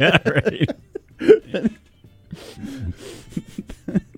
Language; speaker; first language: English; native; English